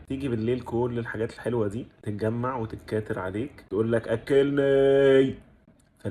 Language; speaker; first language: Arabic; native; Arabic